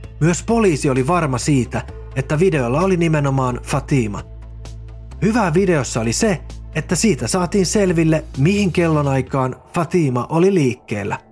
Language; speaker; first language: Finnish; native; Finnish